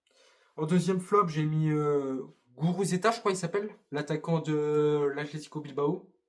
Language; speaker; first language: French; native; French